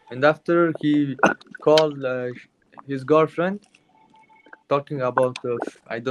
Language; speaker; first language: English; non-native, learner; Mongolian